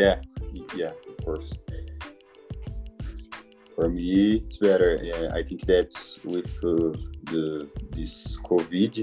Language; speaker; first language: English; non-native, learner; Portuguese